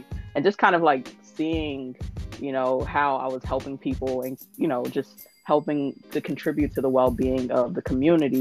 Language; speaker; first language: English; native; English